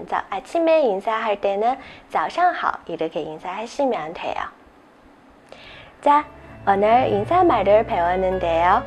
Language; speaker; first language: Korean; non-native, fluent; Chinese